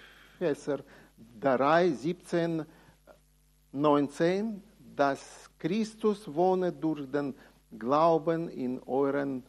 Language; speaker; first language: German; non-native, fluent; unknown